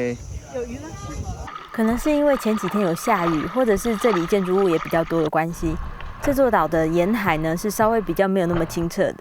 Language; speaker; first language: Chinese; native; Chinese